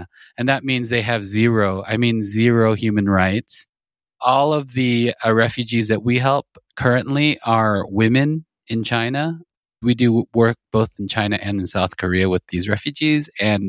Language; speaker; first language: English; native; English